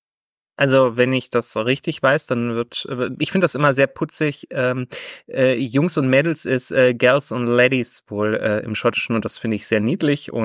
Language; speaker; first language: German; native; German